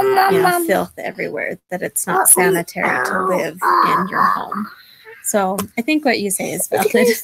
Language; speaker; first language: English; native; English